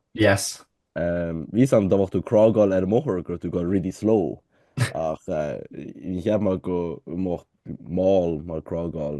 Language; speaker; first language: Irish; native; Irish